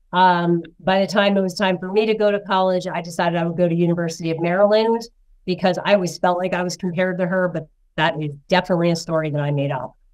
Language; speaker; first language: English; native; English